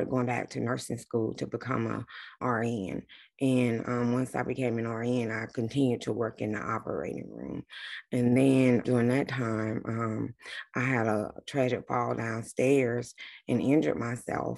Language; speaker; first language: English; native; English